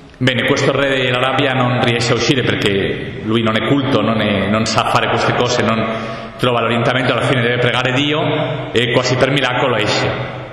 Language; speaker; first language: Italian; non-native, fluent; Spanish